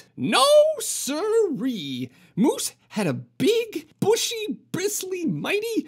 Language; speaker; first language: English; native; English